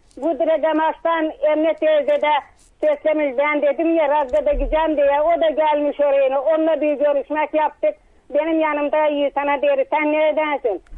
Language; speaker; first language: Turkish; native; Turkish